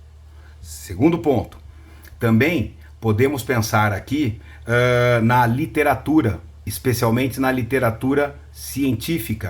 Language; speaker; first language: Portuguese; native; Portuguese